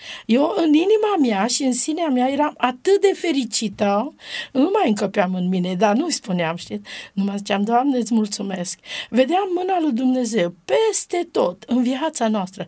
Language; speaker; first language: Romanian; non-native, local second language; Romany